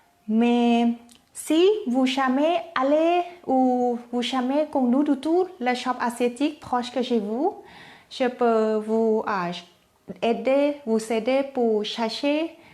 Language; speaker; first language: French; non-native, learner; Thai